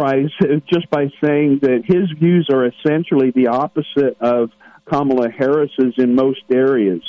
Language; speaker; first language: English; native; English